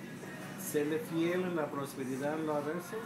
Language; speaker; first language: Spanish; early bilingual, heritage; Spanish